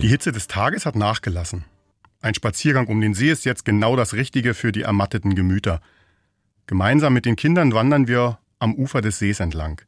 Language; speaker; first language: German; native; German